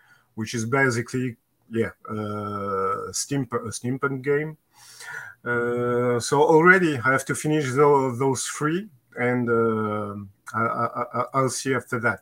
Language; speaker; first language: English; non-native, fluent; French